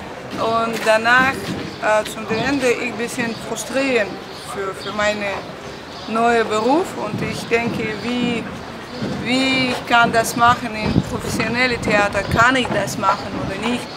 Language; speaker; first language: German; non-native, learner; Russian